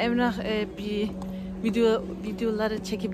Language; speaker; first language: Turkish; non-native, learner; German